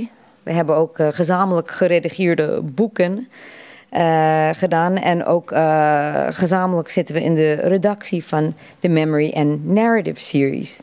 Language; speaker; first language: Dutch; non-native, fluent; English